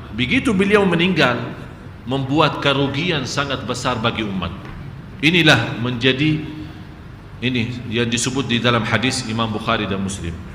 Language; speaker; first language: Malay; non-native, fluent; Arabic